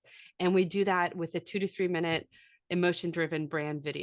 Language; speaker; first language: English; native; English